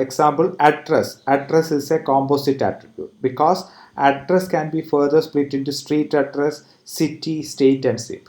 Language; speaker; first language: English; non-native, local second language; Malayalam